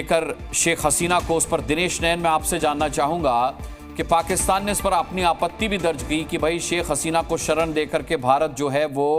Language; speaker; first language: Hindi; native; Hindi